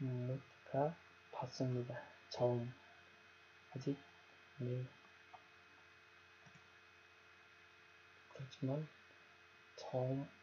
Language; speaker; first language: Korean; non-native, learner; Nepali